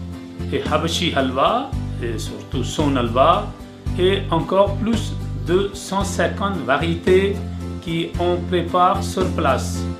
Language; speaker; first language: French; non-native, learner; Urdu